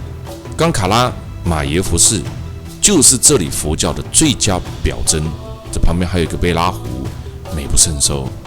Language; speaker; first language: Chinese; native; Chinese